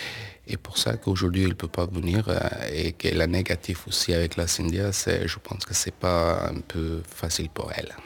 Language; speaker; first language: French; non-native, learner; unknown